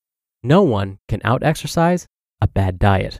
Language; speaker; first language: English; native; English